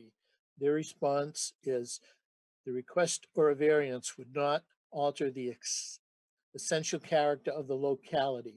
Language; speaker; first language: English; native; English